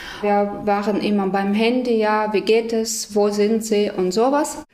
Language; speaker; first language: German; non-native, fluent; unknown